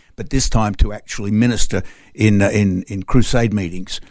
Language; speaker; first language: English; non-native, local second language; French